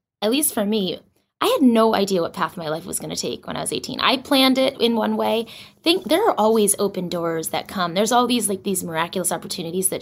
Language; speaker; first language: English; native; English